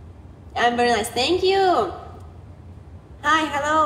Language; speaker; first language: English; non-native, learner; Romanian